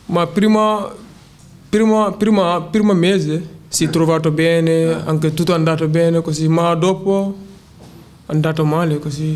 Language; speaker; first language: Italian; non-native, learner; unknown